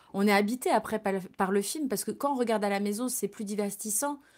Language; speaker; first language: French; native; French